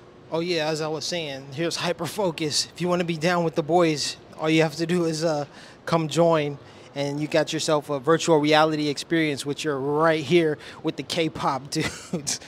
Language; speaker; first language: English; native; English